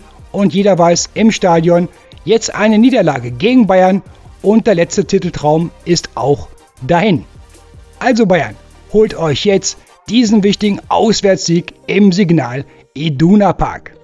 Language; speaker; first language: German; native; German